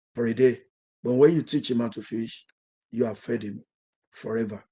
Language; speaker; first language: English; non-native, local second language; Yoruba